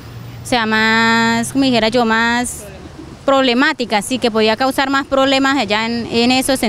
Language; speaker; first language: Spanish; native; Spanish